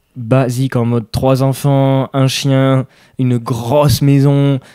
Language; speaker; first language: French; native; French